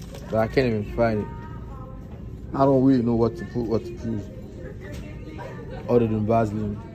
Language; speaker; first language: English; non-native, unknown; Haitian Creole